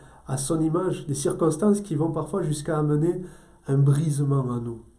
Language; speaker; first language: French; native; French